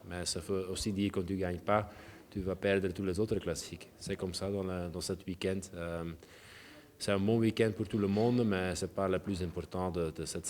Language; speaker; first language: French; non-native, local second language; Dutch